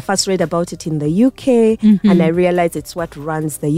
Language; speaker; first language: English; non-native, local second language; Ganda